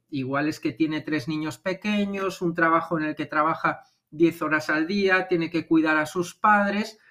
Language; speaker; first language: Spanish; native; Spanish